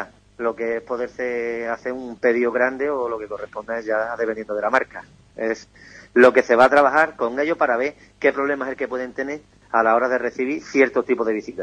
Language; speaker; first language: Spanish; native; Spanish